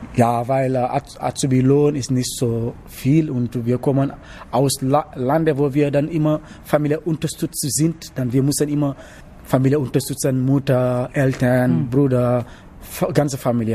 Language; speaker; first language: German; non-native, learner; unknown